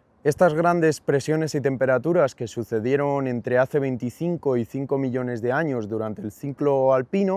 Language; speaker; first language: Spanish; native; Spanish